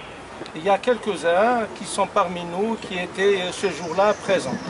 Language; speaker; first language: French; non-native, local second language; Arabic